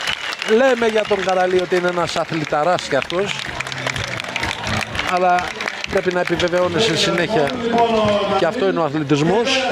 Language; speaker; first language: Greek; native; Greek